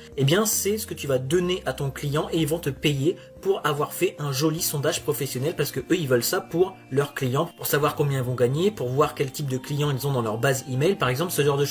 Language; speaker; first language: French; native; French